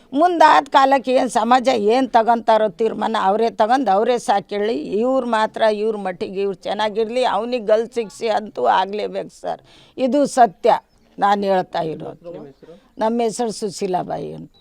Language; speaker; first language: Kannada; non-native, local second language; Lambadi